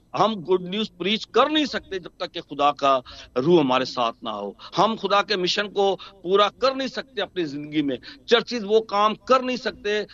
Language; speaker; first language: Urdu; non-native, local second language; Punjabi